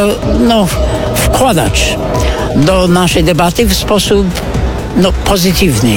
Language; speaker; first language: Polish; non-native, fluent; English